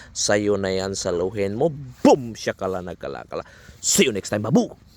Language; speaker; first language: Filipino; non-native, local second language; Cebuano